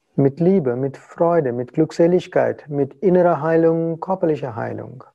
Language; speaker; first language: German; non-native, fluent; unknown